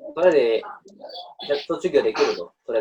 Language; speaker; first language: Japanese; non-native, learner; Indonesian